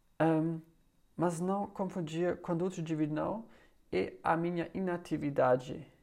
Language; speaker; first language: Portuguese; non-native, learner; German